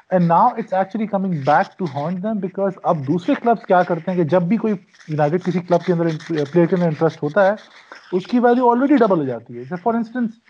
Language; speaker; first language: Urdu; native; Urdu